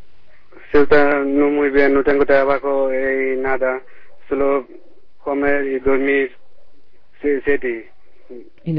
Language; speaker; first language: Spanish; non-native, learner; Bangla